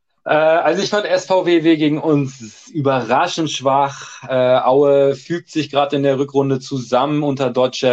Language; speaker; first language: German; native; German